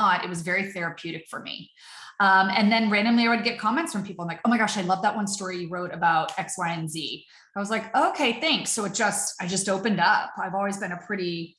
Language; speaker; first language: English; native; English